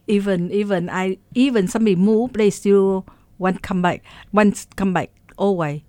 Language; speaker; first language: English; non-native, learner; Vietnamese